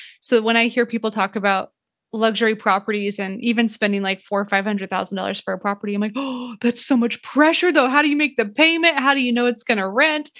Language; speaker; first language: English; native; English